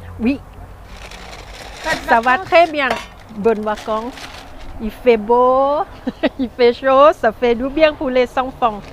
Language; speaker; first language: French; non-native, learner; Thai